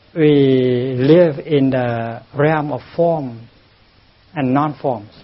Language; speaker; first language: English; non-native, fluent; Vietnamese